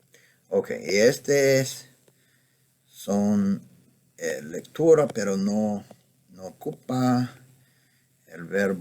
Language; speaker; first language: Spanish; non-native, fluent; English